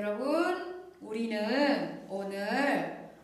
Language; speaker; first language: Korean; non-native, fluent; Indonesian